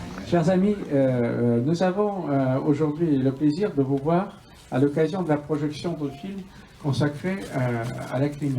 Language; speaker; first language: French; non-native, fluent; Russian